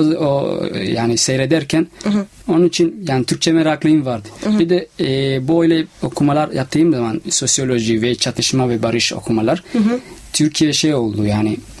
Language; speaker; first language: Turkish; non-native, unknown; Somali